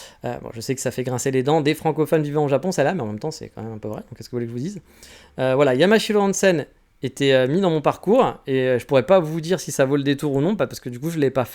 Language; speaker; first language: French; native; French